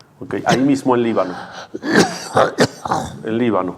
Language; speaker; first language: Spanish; native; Spanish